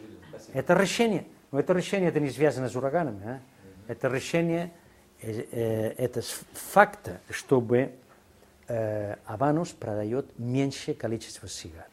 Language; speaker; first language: Russian; non-native, fluent; Spanish